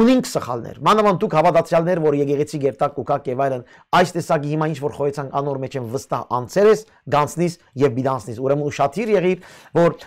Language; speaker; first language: Armenian; early bilingual, heritage; Armenian